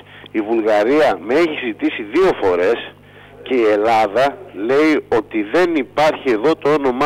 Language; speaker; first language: Greek; non-native, fluent; Bulgarian